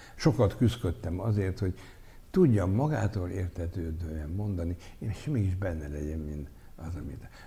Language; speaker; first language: Hungarian; native; Hungarian